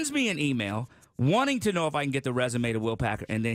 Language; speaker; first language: English; native; English